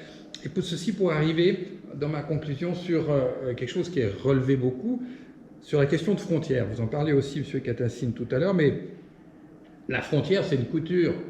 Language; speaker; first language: French; native; French